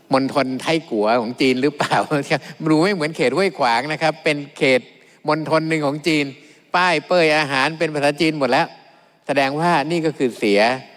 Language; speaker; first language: Thai; native; Thai